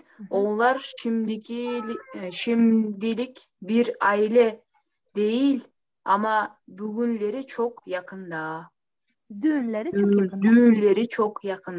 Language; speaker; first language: Turkish; non-native, learner; Kyrgyz